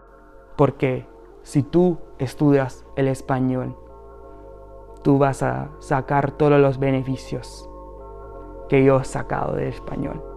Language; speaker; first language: Spanish; non-native, fluent; English